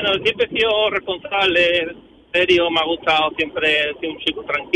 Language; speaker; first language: Spanish; native; Spanish